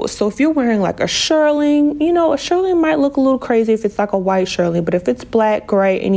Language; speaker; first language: English; native; English